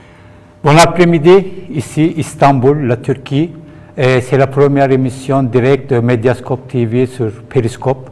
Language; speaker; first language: French; non-native, fluent; Turkish